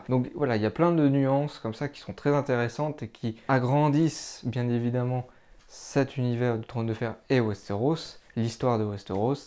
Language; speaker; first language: French; native; French